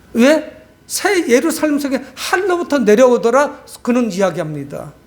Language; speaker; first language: Korean; native; Korean